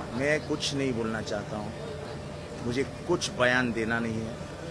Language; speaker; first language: Hindi; non-native, local second language; Marathi